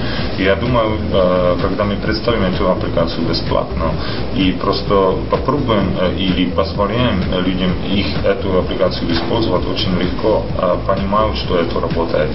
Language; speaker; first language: Russian; non-native, fluent; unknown